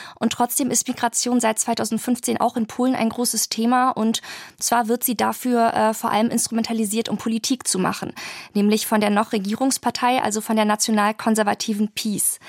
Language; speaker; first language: German; early bilingual, other home language; Polish